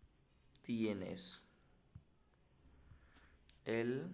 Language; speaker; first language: Spanish; non-native, learner; Hindi